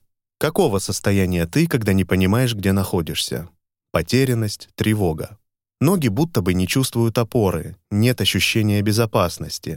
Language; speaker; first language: Russian; native; Russian